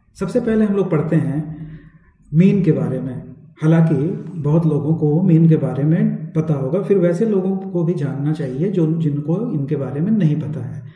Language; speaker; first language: Hindi; native; Hindi